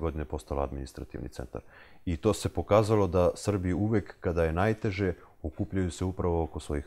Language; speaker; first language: Serbian; native; Serbian